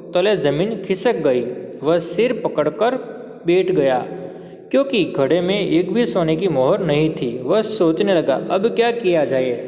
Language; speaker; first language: Hindi; non-native, local second language; Gujarati